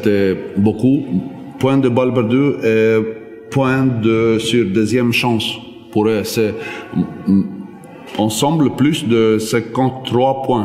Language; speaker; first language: French; non-native, learner; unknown